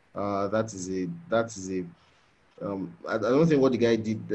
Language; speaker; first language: English; non-native, local second language; Yoruba